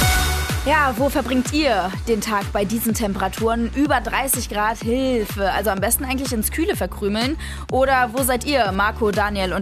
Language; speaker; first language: German; native; German